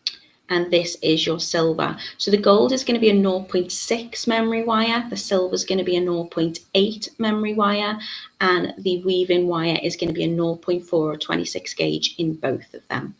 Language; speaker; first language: English; native; English